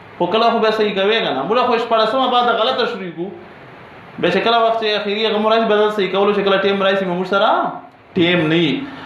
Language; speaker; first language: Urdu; non-native, local second language; Pashto